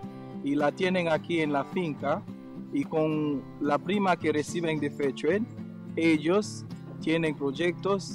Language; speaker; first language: Spanish; non-native, fluent; Haitian Creole